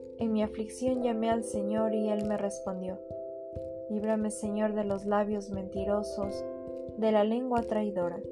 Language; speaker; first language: Spanish; native; Spanish